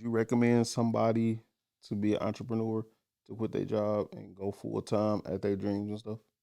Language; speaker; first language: English; native; English